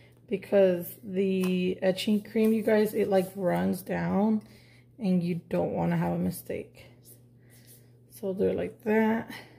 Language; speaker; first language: English; early bilingual, other home language; Spanish